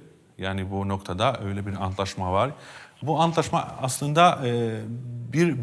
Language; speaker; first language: Turkish; non-native, fluent; Albanian